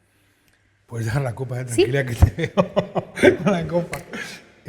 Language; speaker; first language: Spanish; native; Spanish